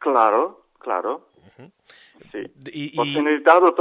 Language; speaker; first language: Spanish; non-native, learner; Ukrainian